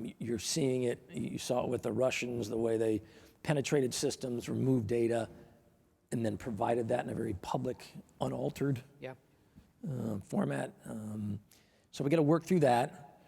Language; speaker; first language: English; native; English